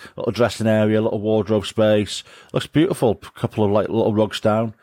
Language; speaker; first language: English; native; English